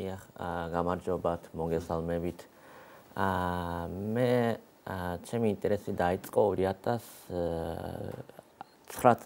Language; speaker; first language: Georgian; non-native, fluent; Japanese